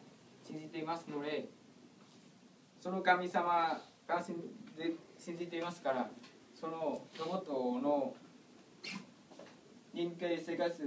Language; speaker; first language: Japanese; non-native, learner; Vietnamese